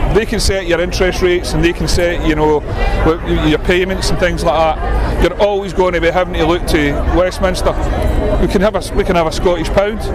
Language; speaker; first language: English; native; English